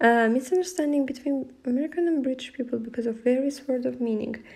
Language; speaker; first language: English; non-native, fluent; Azerbaijani